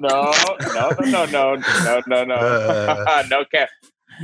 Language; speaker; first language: English; non-native, local second language; Hindi